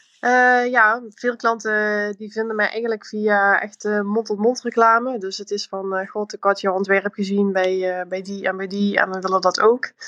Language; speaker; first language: Dutch; native; Dutch